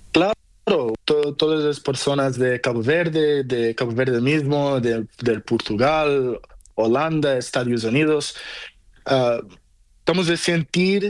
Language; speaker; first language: Spanish; non-native, learner; Portuguese